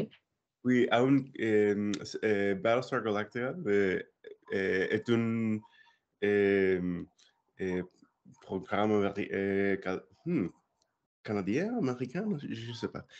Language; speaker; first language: French; non-native, learner; English